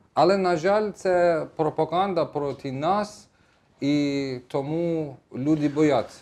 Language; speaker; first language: Ukrainian; non-native, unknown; Persian